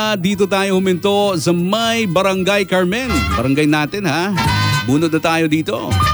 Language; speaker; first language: Filipino; non-native, local second language; Cebuano